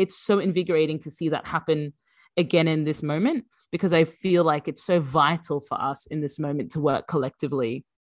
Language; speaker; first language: English; native; English